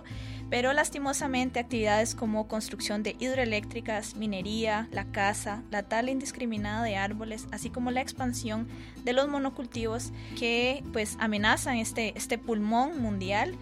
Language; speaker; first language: Spanish; native; Spanish